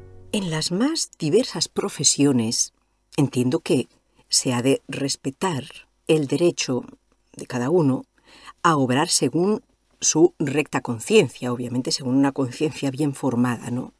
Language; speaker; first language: Spanish; native; Spanish